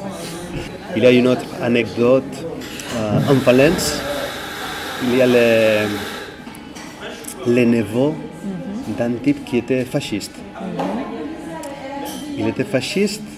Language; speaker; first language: French; non-native, fluent; Catalan